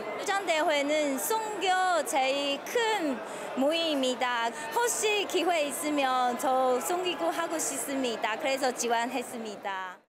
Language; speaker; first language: Korean; non-native, learner; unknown